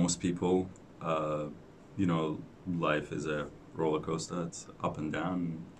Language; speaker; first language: English; non-native, fluent; Persian